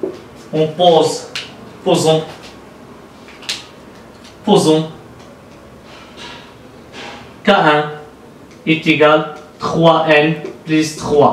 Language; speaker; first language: French; non-native, local second language; Arabic